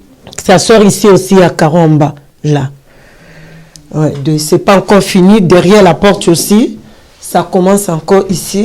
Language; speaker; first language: French; non-native, learner; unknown